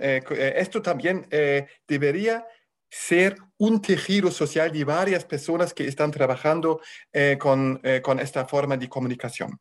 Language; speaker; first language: Spanish; non-native, fluent; German